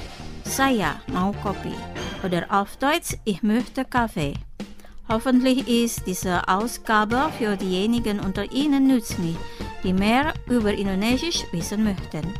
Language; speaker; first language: German; non-native, fluent; Indonesian